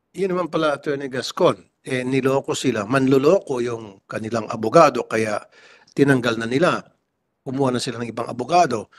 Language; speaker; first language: Filipino; native; Filipino